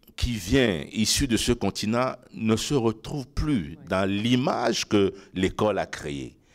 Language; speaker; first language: French; non-native, local second language; Ewe